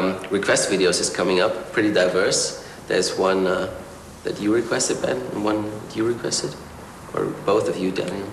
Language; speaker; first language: English; non-native, fluent; German